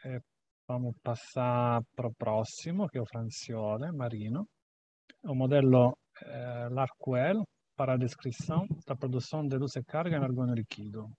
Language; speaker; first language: Portuguese; non-native, fluent; Italian